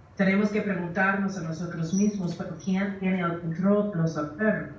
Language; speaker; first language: Spanish; early bilingual, other home language; English